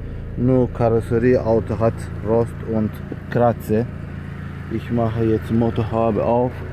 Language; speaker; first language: German; non-native, learner; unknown